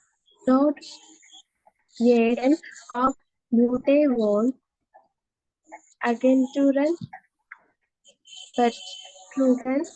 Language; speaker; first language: German; non-native, learner; Malayalam